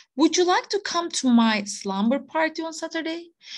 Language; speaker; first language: English; non-native, fluent; Turkish